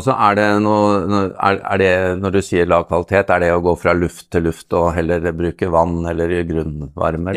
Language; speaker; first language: Norwegian; native; Norwegian